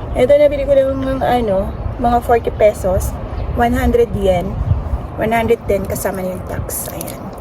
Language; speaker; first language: Filipino; native; Filipino